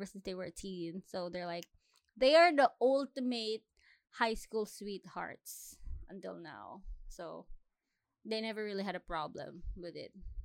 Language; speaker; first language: English; non-native, local second language; Filipino